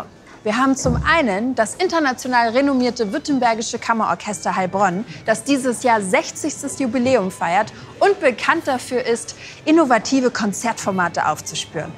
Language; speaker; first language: German; native; German